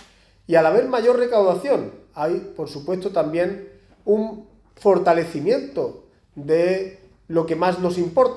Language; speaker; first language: Spanish; native; Spanish